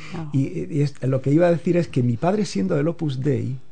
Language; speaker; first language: Spanish; native; Spanish